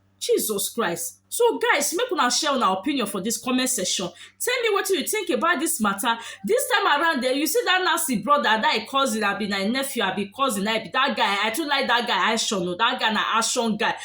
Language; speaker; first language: Nigerian Pidgin; native; Nigerian Pidgin